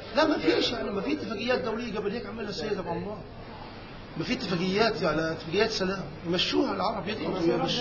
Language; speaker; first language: Arabic; native; Arabic